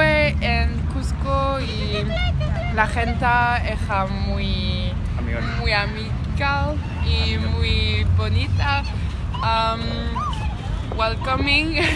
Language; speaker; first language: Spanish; non-native, learner; French